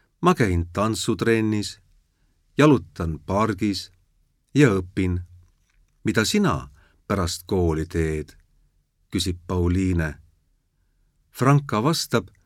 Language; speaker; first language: Estonian; native; Estonian